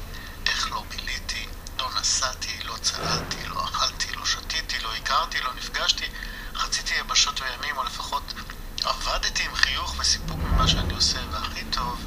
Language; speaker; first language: Hebrew; native; Hebrew